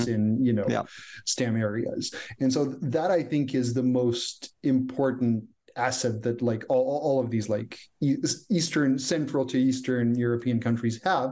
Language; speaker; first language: English; non-native, fluent; Croatian